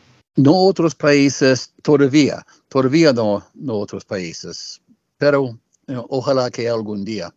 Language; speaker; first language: Spanish; non-native, learner; English